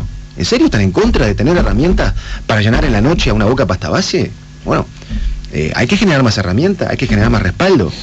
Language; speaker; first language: Spanish; native; Spanish